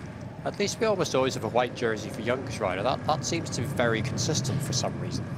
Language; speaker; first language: English; native; English